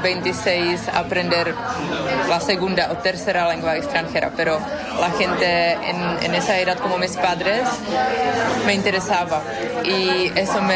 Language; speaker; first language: Spanish; non-native, fluent; Czech